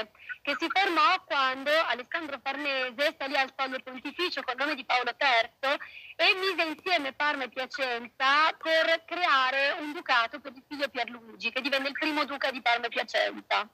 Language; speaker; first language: Italian; native; Italian